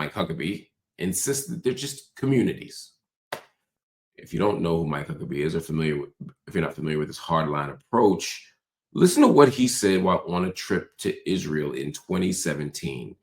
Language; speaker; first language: English; native; English